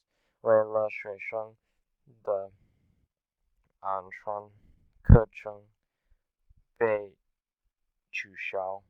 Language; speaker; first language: Chinese; non-native, learner; English